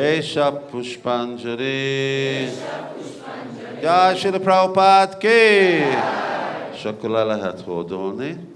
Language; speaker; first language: Hungarian; non-native, learner; English